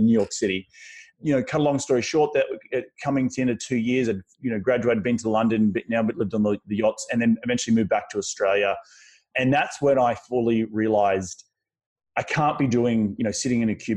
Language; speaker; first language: English; native; English